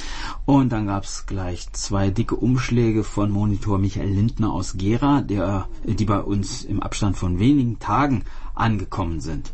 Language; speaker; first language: German; native; German